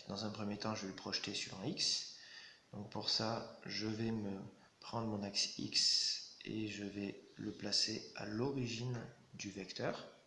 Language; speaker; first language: French; native; French